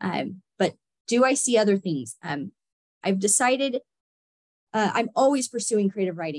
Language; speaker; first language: English; native; English